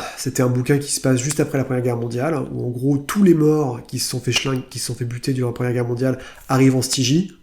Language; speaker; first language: French; native; French